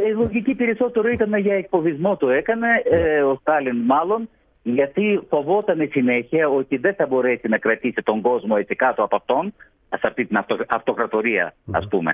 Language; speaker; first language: Greek; early bilingual, heritage; Greek